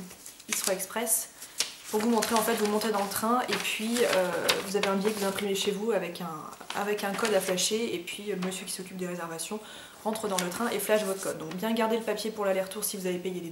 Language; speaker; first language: French; native; French